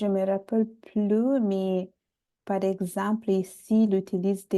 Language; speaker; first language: French; non-native, fluent; Bangla